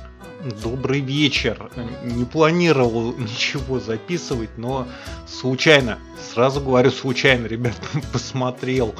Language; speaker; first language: Russian; native; Russian